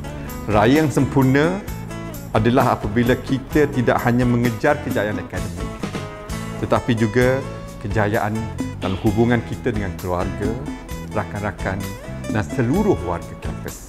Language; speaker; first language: Malay; native; Malay